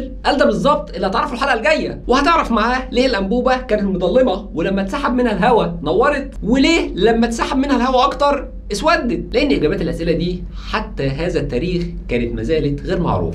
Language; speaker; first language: Arabic; native; Arabic